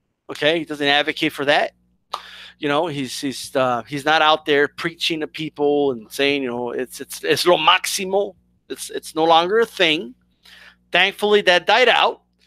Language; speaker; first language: English; early bilingual, other home language; Spanish